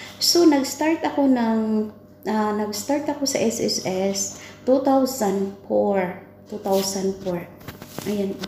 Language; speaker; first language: Filipino; non-native, local second language; Cebuano